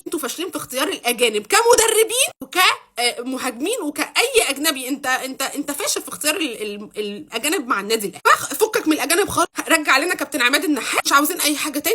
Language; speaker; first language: Arabic; native; Arabic